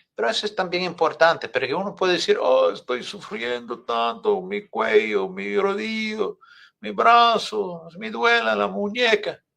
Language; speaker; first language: Spanish; non-native, fluent; English